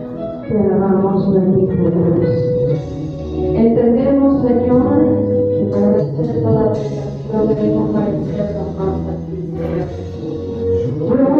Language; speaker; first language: Spanish; native; Spanish